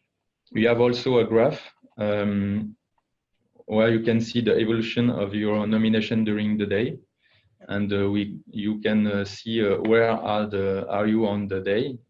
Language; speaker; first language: English; non-native, fluent; French